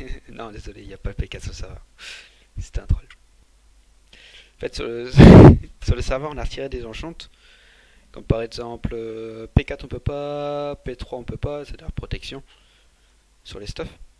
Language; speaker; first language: French; native; French